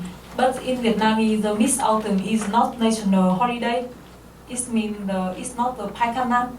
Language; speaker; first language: English; non-native, learner; Vietnamese